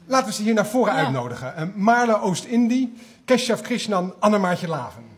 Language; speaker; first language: Dutch; native; Dutch